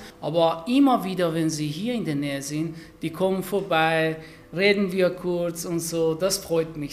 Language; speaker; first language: German; non-native, fluent; Persian